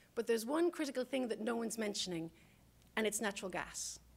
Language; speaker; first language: English; native; English